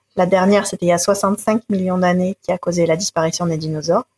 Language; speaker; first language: French; native; French